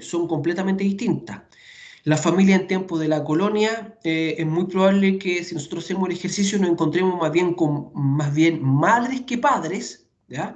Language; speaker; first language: Spanish; native; Spanish